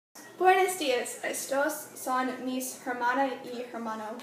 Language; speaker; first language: Spanish; non-native, learner; English